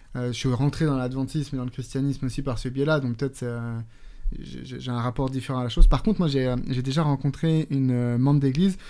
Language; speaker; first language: French; native; French